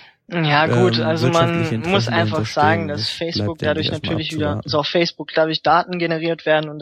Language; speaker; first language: German; native; German